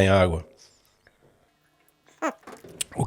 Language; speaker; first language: Portuguese; non-native, fluent; Swedish